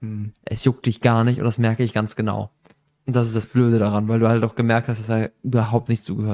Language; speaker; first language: German; native; German